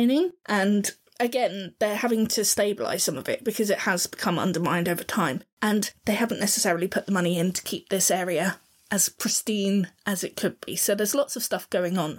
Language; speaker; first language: English; native; English